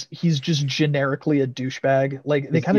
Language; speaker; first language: English; native; English